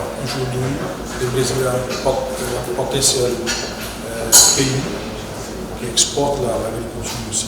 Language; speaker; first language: French; non-native, fluent; Portuguese